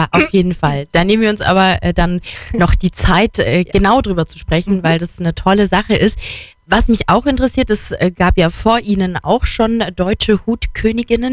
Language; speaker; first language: German; native; German